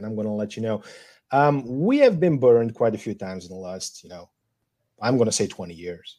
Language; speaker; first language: English; non-native, fluent; Serbian